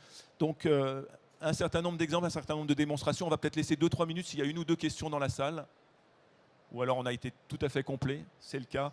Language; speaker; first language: French; native; French